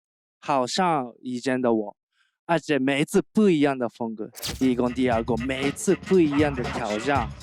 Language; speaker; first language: Chinese; non-native, learner; Japanese